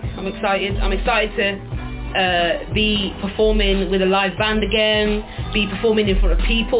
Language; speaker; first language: English; native; English